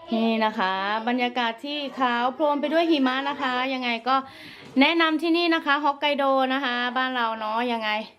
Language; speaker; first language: Thai; native; Thai